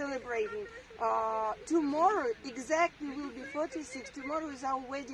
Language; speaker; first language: English; non-native, learner; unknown